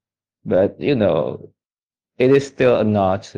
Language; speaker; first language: English; non-native, fluent; Indonesian